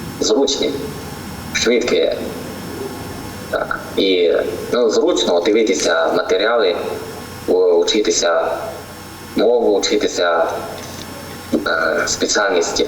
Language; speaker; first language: Ukrainian; non-native, learner; Chinese